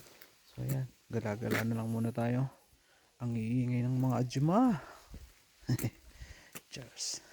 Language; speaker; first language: Filipino; native; Filipino